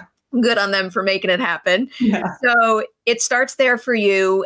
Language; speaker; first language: English; native; English